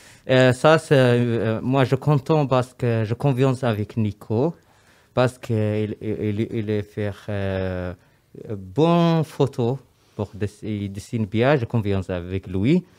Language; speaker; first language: French; non-native, learner; Somali